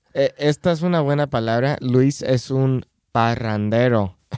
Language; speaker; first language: Spanish; non-native, fluent; English